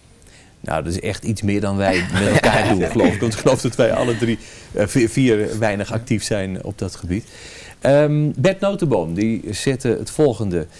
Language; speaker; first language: Dutch; native; Dutch